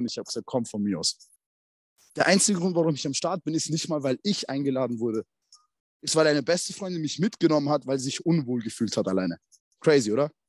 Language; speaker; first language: German; native; German